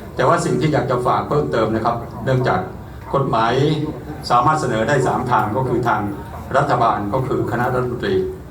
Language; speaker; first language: Thai; native; Thai